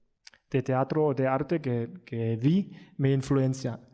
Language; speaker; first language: Spanish; non-native, learner; German